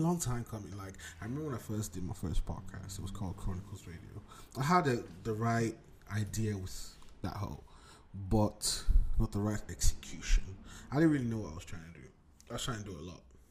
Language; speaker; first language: English; non-native, local second language; Yoruba